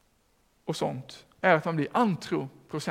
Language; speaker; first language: Swedish; native; Swedish